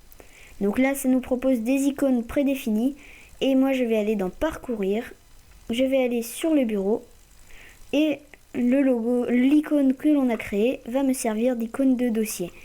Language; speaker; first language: French; native; French